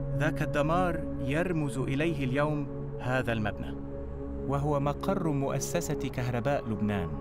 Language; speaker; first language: Arabic; native; Arabic